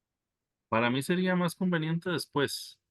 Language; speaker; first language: Spanish; native; Spanish